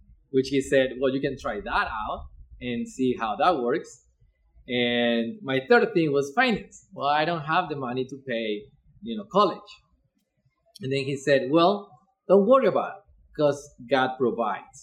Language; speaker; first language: English; non-native, fluent; Spanish